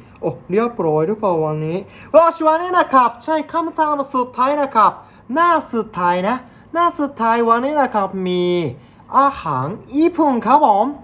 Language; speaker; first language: Thai; non-native, learner; Japanese